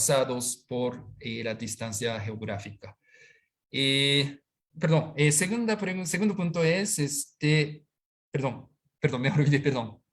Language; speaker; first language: Spanish; non-native, fluent; Japanese